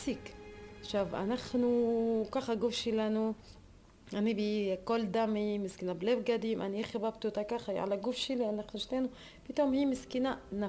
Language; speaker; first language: Hebrew; non-native, learner; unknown